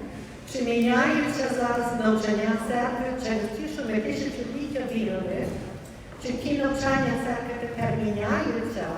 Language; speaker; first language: Ukrainian; early bilingual, heritage; Ukrainian